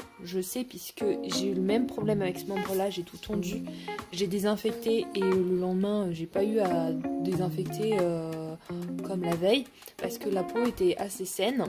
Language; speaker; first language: French; native; French